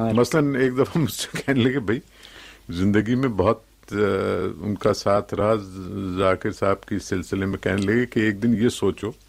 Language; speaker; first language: Urdu; native; Urdu